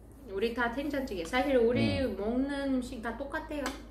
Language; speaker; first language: Korean; non-native, fluent; Russian